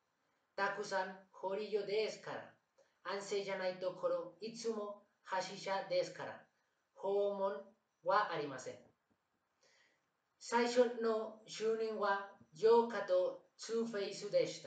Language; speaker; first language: Japanese; non-native, learner; Spanish